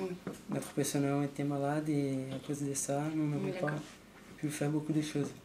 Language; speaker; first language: French; non-native, learner; Portuguese